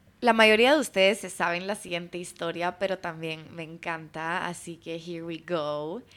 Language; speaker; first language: Spanish; early bilingual, heritage; Spanish